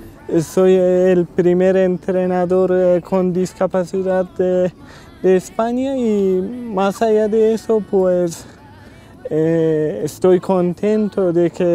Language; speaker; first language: Spanish; early bilingual, other home language; Persian